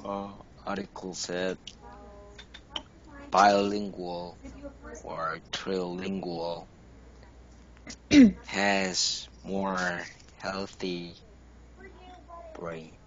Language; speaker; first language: English; non-native, learner; Korean